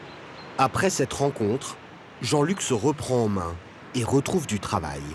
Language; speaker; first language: French; native; French